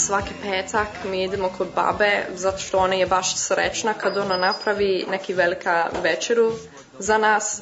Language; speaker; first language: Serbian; early bilingual, heritage; English